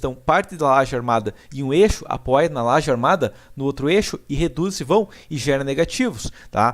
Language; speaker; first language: Portuguese; native; Portuguese